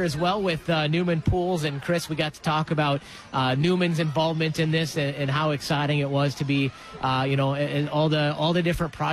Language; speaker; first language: English; native; English